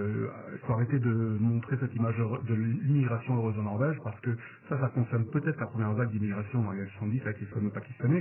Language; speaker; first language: French; native; French